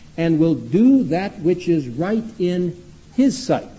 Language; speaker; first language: English; early bilingual, other home language; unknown